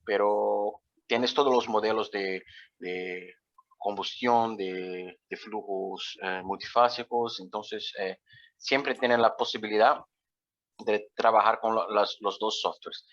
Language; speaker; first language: Spanish; non-native, fluent; Portuguese